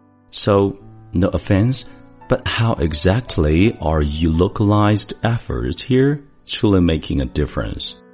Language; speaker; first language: English; non-native, fluent; Chinese